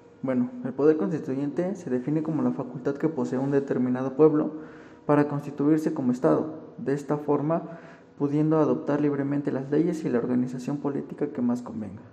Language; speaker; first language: Spanish; native; Spanish